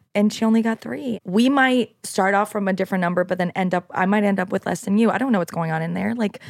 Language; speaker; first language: English; non-native, fluent; French